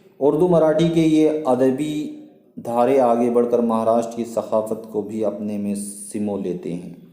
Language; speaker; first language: Urdu; native; Urdu